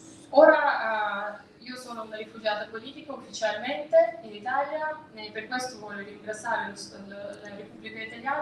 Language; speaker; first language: Italian; non-native, fluent; Russian